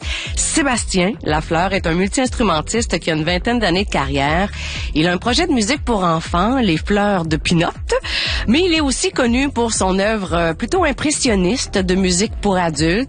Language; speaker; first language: French; native; French